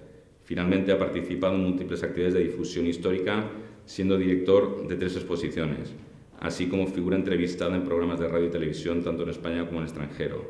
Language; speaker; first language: Spanish; native; Spanish